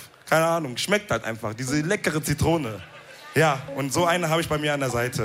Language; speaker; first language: German; early bilingual, other home language; Wolof